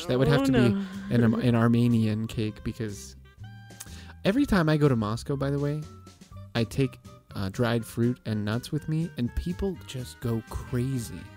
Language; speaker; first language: English; non-native, local second language; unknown